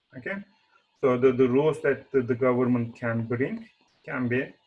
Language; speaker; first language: English; non-native, fluent; Turkish